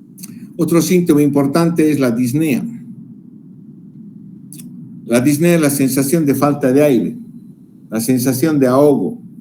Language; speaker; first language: Spanish; native; Spanish